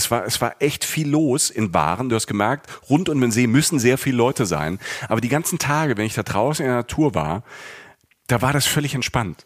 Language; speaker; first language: German; native; German